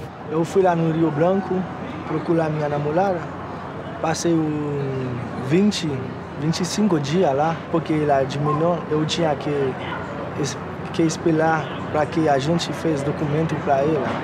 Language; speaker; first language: Portuguese; non-native, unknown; Haitian Creole